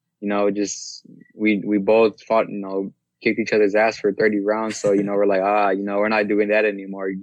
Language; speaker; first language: English; native; English